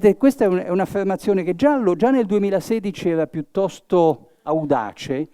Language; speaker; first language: Italian; early bilingual, heritage; Italian